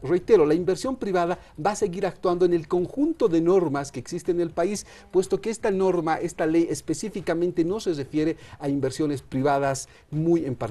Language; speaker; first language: Spanish; native; Spanish